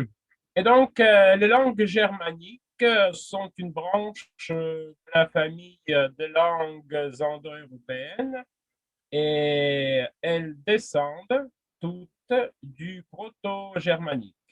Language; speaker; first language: French; non-native, fluent; Russian